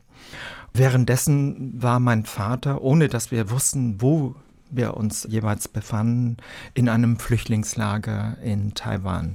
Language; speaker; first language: German; early bilingual, other home language; Vietnamese